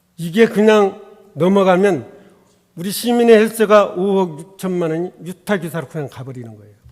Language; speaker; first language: Korean; native; Korean